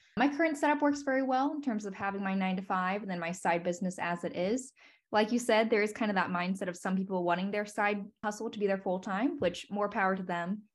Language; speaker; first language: English; native; English